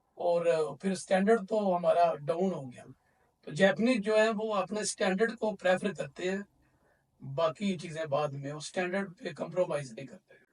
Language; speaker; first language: Urdu; non-native, local second language; Punjabi